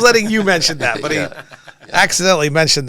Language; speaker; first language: English; native; English